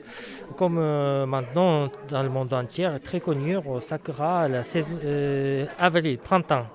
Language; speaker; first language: French; non-native, learner; Japanese